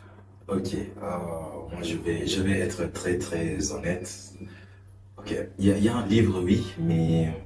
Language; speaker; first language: French; non-native, fluent; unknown